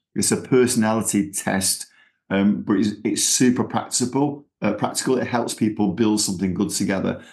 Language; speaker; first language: English; native; English